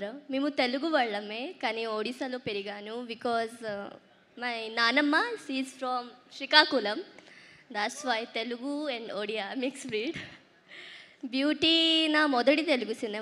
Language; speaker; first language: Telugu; early bilingual, heritage; Telugu